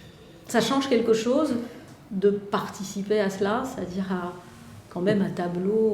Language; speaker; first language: French; native; French